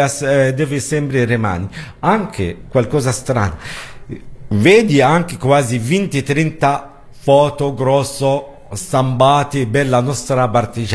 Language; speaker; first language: Italian; non-native, learner; Arabic